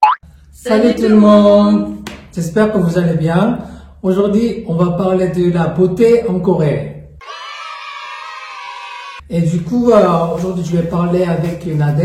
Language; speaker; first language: French; non-native, fluent; Korean